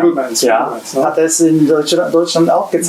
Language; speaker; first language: German; non-native, learner; Japanese